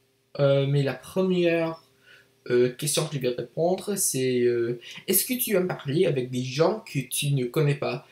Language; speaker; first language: French; non-native, learner; English